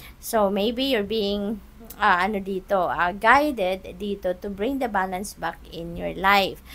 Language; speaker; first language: English; non-native, local second language; Filipino